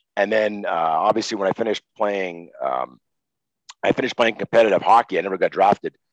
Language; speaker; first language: English; native; English